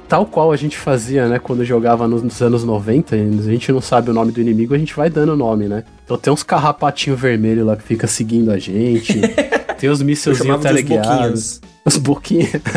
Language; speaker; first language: Portuguese; native; Portuguese